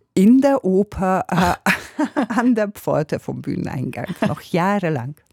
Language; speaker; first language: German; non-native, fluent; Hungarian